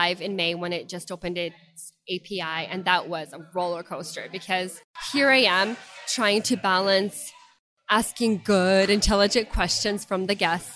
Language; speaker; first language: English; non-native, fluent; Russian